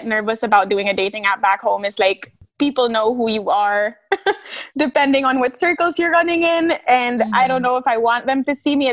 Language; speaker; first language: English; non-native, local second language; Filipino